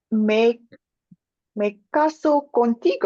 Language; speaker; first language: Spanish; non-native, learner; English